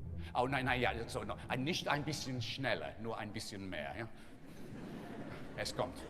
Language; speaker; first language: German; non-native, learner; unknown